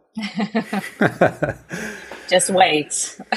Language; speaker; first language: English; non-native, fluent; Swedish